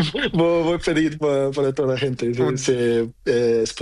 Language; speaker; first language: Spanish; non-native, learner; Portuguese